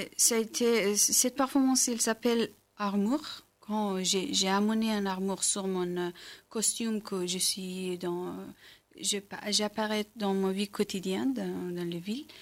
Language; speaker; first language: French; non-native, learner; Persian